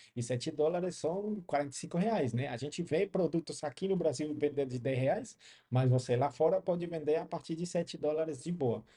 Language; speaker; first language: Portuguese; non-native, fluent; Spanish